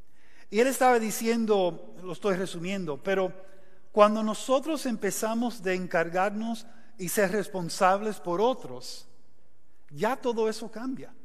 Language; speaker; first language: Spanish; non-native, fluent; English